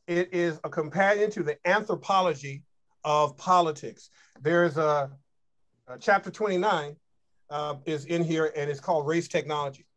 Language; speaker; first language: English; native; English